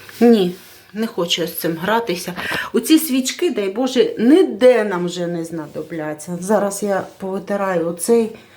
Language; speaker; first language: Ukrainian; non-native, local second language; Russian